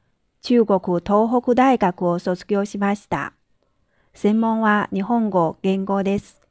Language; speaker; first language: Japanese; non-native, fluent; Chinese